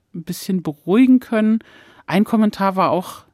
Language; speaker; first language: German; native; German